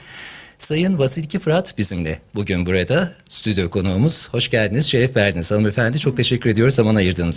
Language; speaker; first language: Turkish; native; Turkish